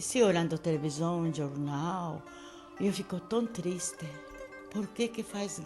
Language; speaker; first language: Portuguese; non-native, learner; Japanese